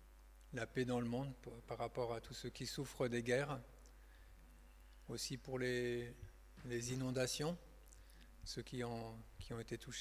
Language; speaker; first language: French; native; French